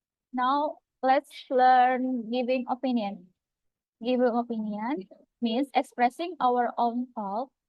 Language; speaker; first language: English; non-native, fluent; Indonesian